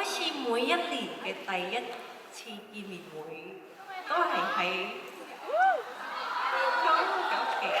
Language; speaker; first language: Cantonese; early bilingual, heritage; Cantonese